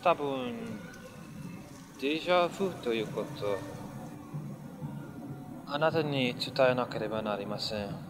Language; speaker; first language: Japanese; non-native, fluent; Dutch